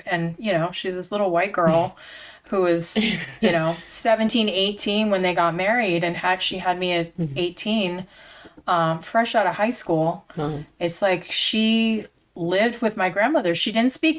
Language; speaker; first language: English; early bilingual, other home language; Korean